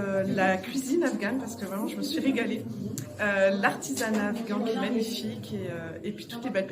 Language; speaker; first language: French; native; French